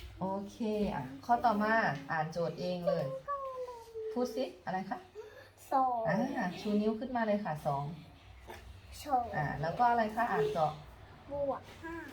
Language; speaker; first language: Thai; native; Thai